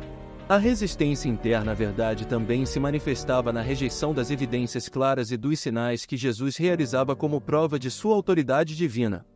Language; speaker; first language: Portuguese; native; Portuguese